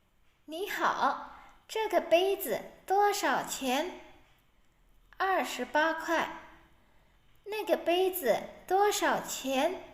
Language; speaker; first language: Chinese; non-native, fluent; Indonesian